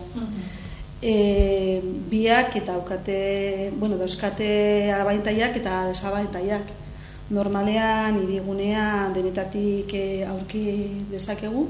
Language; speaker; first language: Basque; non-native, learner; Spanish